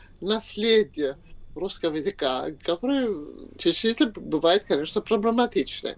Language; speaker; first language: Russian; non-native, fluent; Swedish